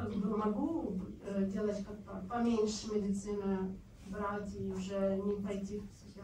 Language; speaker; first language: Russian; non-native, learner; Romanian